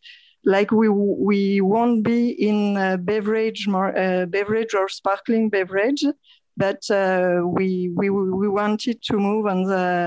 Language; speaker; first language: English; non-native, learner; French